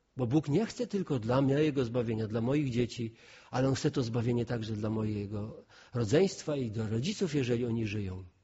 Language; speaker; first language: Polish; non-native, local second language; Kashubian